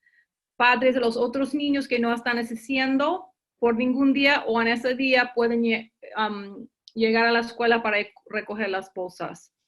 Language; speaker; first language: Spanish; early bilingual, heritage; English